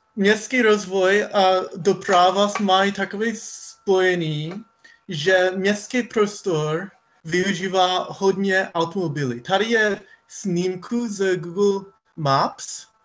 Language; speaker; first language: Czech; non-native, fluent; English